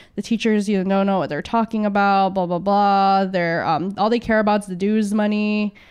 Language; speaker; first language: English; early bilingual, other home language; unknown